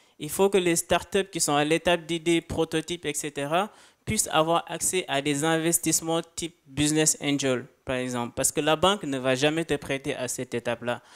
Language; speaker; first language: French; non-native, local second language; Wolof